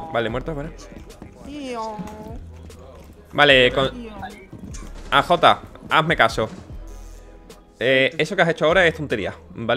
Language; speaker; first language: Spanish; native; Spanish